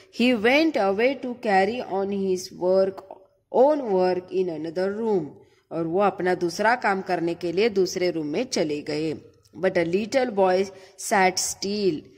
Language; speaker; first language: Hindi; non-native, local second language; Marathi